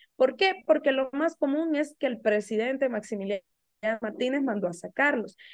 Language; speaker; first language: Spanish; native; Spanish